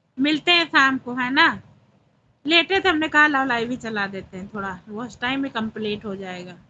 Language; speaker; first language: Hindi; native; Hindi